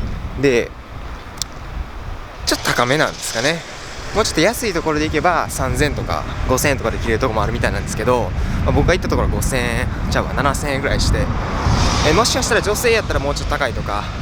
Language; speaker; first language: Japanese; native; Japanese